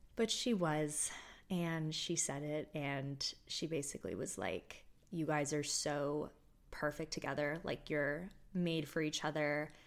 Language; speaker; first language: English; native; English